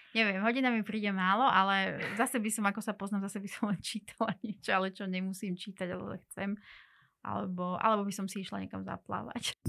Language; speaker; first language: Slovak; non-native, local second language; Hungarian